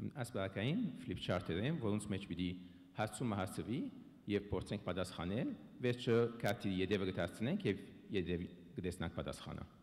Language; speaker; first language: Armenian; early bilingual, heritage; Armenian